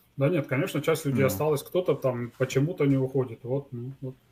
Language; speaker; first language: Russian; native; Russian